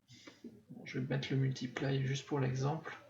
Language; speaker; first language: French; native; French